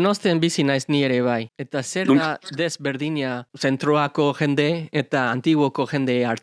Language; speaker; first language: Basque; non-native, learner; English